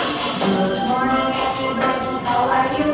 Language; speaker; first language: English; non-native, learner; Indonesian